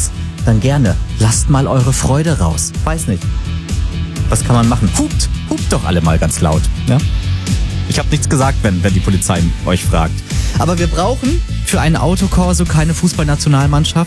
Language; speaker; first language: German; native; German